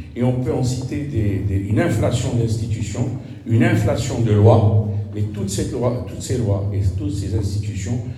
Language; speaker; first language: French; non-native, local second language; Arabic